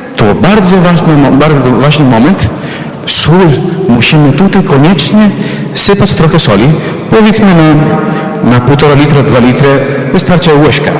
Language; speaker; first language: Polish; non-native, fluent; Italian